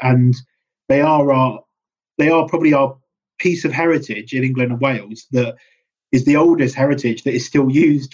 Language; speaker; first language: English; native; English